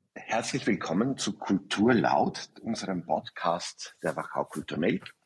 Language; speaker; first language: German; native; German